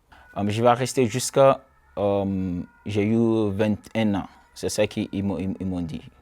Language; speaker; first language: French; non-native, learner; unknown